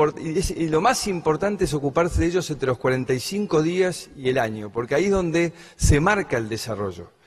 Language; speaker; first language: Spanish; native; Spanish